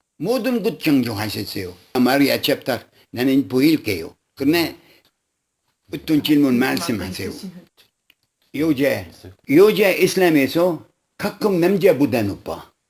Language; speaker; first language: Korean; non-native, local second language; Arabic